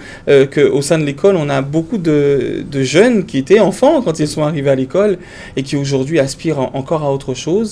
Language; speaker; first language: French; native; French